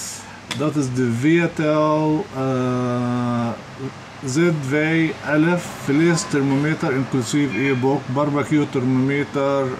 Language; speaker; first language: Dutch; non-native, learner; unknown